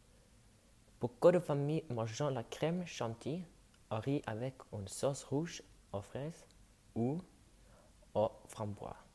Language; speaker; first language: French; non-native, learner; Norwegian